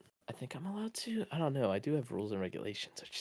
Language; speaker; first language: English; native; English